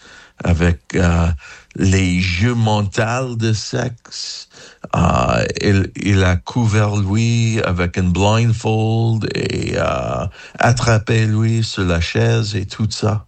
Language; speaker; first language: French; non-native, learner; English